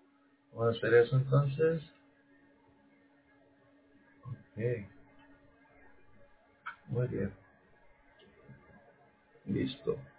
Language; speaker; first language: Spanish; native; Spanish